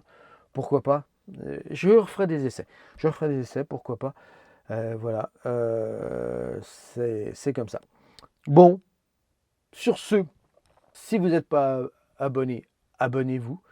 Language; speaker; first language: French; native; French